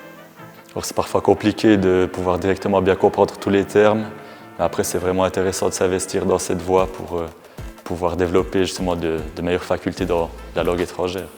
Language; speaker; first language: French; native; French